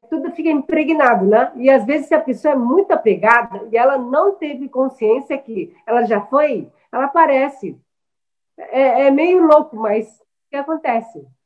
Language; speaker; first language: Portuguese; early bilingual, other home language; Chinese